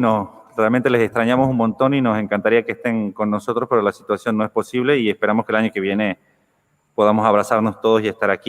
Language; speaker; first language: Spanish; native; Spanish